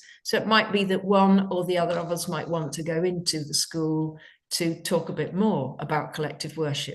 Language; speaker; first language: English; native; English